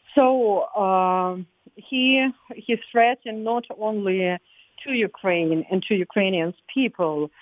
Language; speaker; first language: English; non-native, fluent; Ukrainian